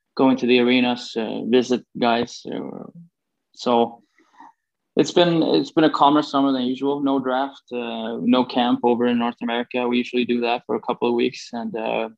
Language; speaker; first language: English; non-native, fluent; Swedish